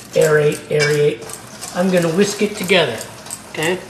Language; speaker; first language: English; native; English